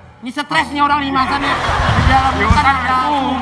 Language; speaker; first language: Indonesian; native; Indonesian